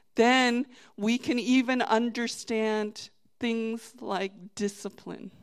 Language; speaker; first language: English; native; English